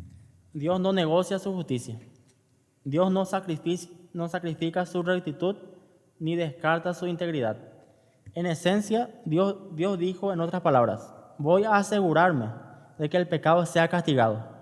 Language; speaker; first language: Spanish; native; Spanish